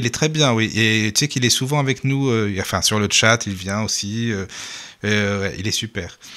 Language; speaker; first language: French; native; French